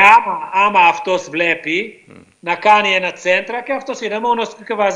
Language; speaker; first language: Greek; non-native, learner; Hungarian